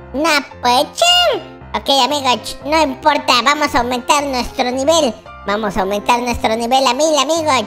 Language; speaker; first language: Spanish; native; Spanish